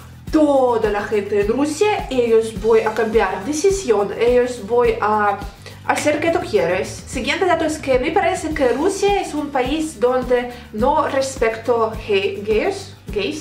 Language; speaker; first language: Spanish; non-native, learner; Russian